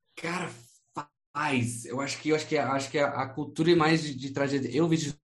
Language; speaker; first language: Portuguese; non-native, fluent; English